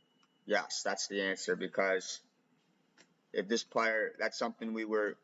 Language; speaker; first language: English; native; English